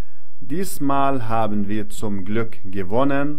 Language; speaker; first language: German; non-native, fluent; Arabic